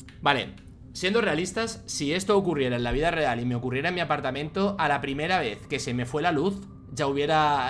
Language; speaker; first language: Spanish; native; Spanish